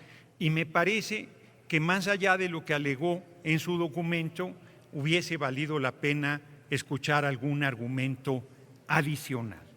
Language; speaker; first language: Spanish; native; Spanish